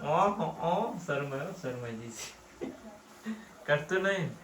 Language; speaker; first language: Hindi; non-native, local second language; Gujarati